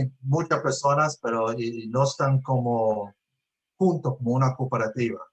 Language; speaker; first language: Spanish; early bilingual, heritage; Spanish